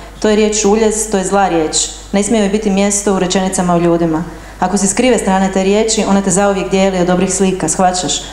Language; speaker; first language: Croatian; native; Croatian